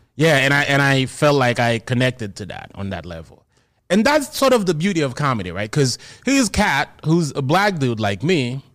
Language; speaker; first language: English; non-native, fluent; Haitian Creole